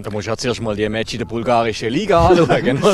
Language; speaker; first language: German; native; German